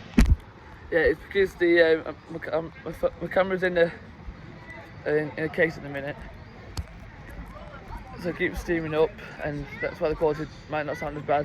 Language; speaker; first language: English; native; English